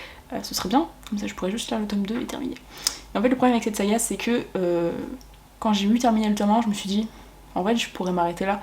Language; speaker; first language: French; native; French